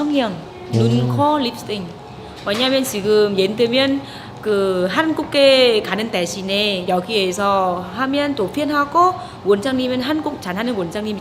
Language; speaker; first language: Korean; non-native, learner; Vietnamese